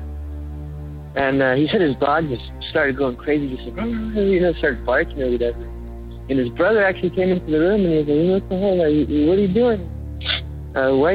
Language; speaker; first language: English; native; English